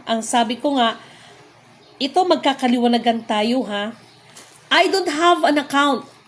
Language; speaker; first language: Filipino; non-native, local second language; Cebuano